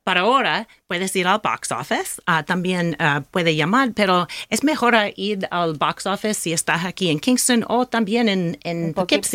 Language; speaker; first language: Spanish; non-native, learner; English